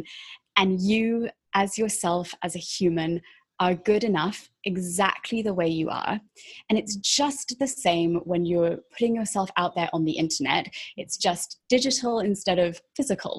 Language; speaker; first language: English; native; English